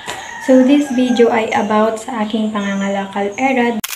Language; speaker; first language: Filipino; native; Filipino